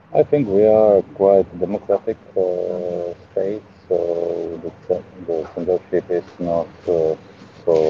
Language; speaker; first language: English; non-native, fluent; Czech